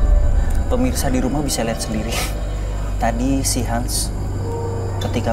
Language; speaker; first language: Indonesian; native; Indonesian